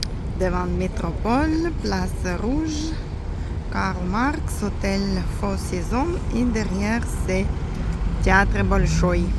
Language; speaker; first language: French; non-native, fluent; Russian